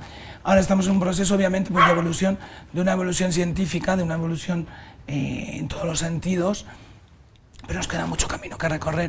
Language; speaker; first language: Spanish; native; Spanish